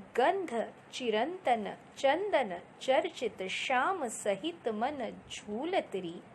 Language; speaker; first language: Hindi; non-native, local second language; Marathi